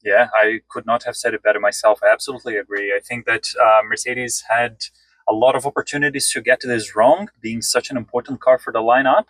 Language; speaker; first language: English; native; English